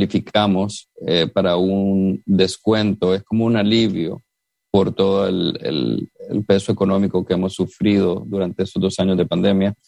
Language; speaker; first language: Spanish; native; Spanish